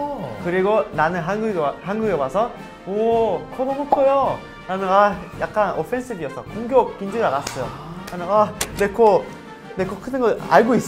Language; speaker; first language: Korean; non-native, learner; Portuguese